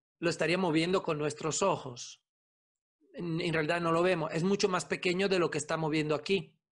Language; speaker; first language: Spanish; non-native, fluent; Italian